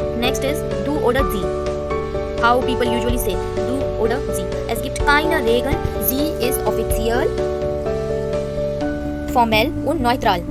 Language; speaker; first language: German; non-native, fluent; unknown